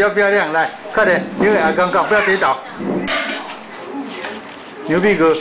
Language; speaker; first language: Chinese; native; Chinese